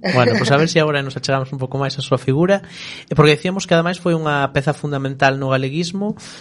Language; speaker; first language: Galician; non-native, local second language; Spanish